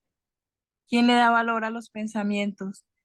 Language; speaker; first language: Spanish; native; Spanish